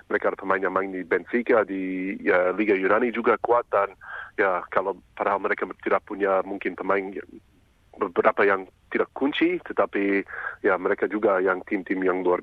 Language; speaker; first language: Indonesian; non-native, fluent; English